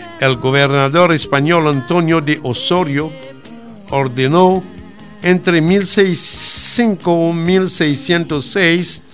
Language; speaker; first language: Spanish; non-native, fluent; Haitian Creole